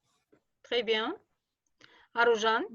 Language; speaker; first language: French; non-native, fluent; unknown